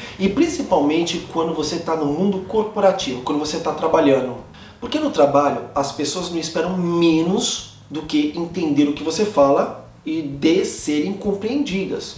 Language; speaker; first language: Portuguese; native; Portuguese